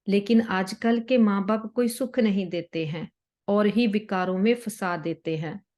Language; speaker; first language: Hindi; non-native, local second language; Punjabi